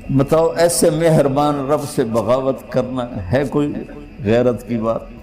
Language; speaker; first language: Urdu; non-native, local second language; Punjabi